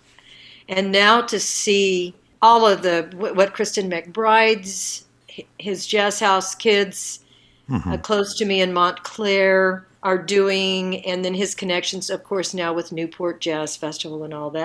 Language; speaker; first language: English; native; English